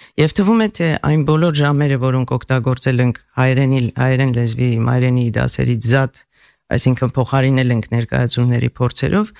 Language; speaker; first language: Armenian; native; Armenian